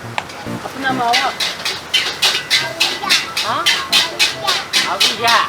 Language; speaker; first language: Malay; non-native, learner; Korean